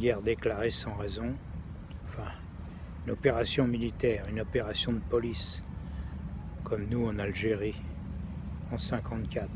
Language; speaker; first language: French; native; French